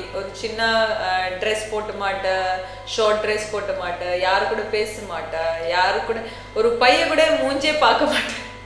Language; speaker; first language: Tamil; non-native, learner; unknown